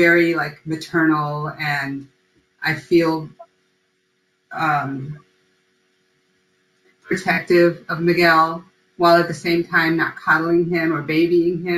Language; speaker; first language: English; early bilingual, other home language; Spanish